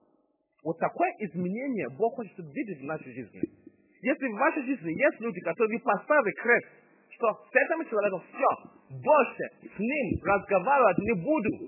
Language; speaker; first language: Russian; non-native, fluent; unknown